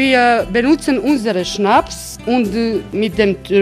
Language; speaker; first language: German; non-native, learner; Croatian